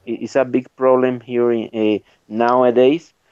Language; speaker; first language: English; non-native, learner; Spanish